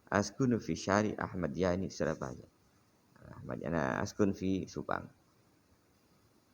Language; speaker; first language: Arabic; non-native, fluent; Indonesian